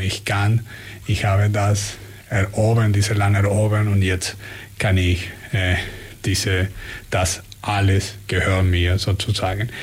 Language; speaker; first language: German; non-native, fluent; Spanish